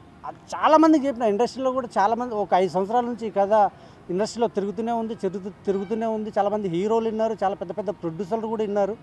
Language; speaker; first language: Telugu; native; Telugu